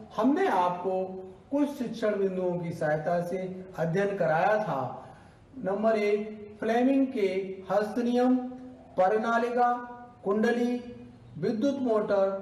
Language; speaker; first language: Hindi; native; Hindi